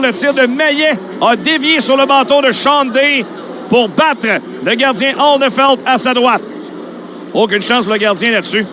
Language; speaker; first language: French; native; French